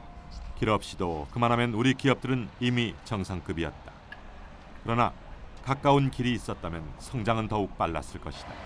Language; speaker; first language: Korean; native; Korean